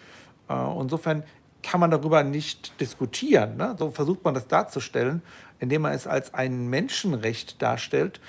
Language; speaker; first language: German; native; German